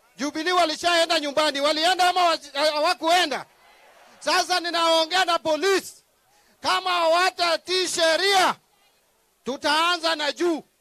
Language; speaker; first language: Swahili; non-native, local second language; Luo (Kenya and Tanzania)